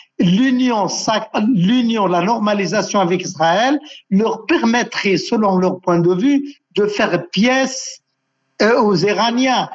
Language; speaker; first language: French; non-native, local second language; Arabic